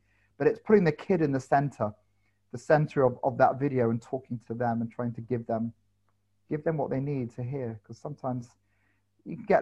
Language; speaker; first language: English; native; English